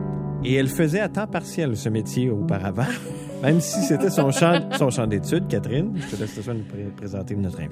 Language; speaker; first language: French; native; French